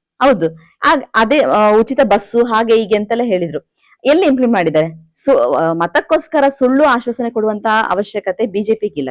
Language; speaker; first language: Kannada; native; Kannada